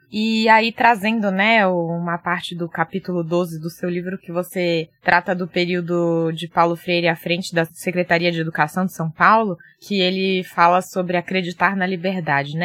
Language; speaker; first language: Portuguese; native; Portuguese